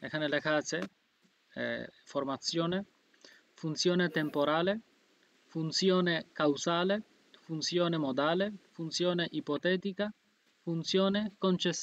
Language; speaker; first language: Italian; non-native, fluent; Bangla